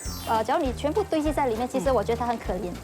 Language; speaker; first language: Chinese; native; Chinese